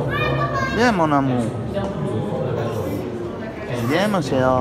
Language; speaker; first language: French; non-native, learner; Italian